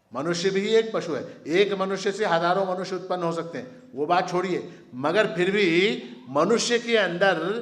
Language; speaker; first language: Hindi; non-native, local second language; Marathi